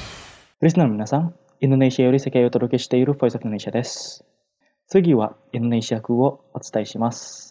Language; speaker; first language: Japanese; non-native, fluent; Indonesian